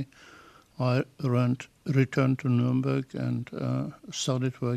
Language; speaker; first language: English; non-native, fluent; German